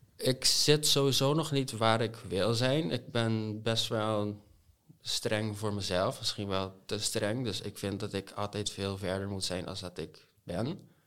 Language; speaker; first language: Dutch; non-native, local second language; Papiamento